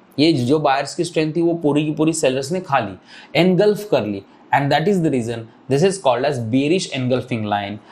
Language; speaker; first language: Hindi; non-native, local second language; Marathi